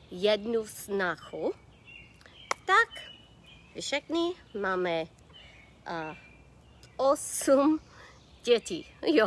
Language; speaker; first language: Czech; non-native, learner; English